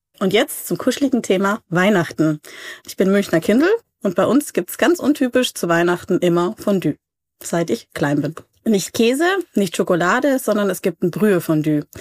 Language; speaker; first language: German; native; German